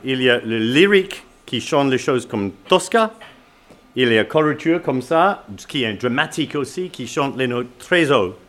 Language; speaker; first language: French; non-native, learner; English